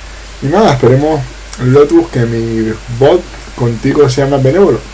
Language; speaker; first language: Spanish; native; Spanish